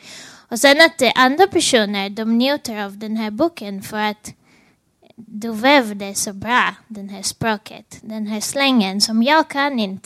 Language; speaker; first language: Swedish; non-native, fluent; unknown